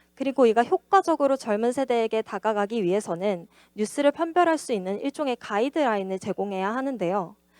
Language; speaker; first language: Korean; native; Korean